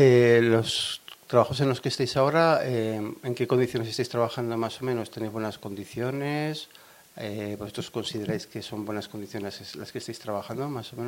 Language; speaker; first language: Spanish; native; Spanish